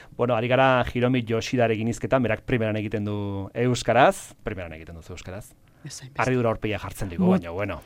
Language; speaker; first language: Basque; native; Basque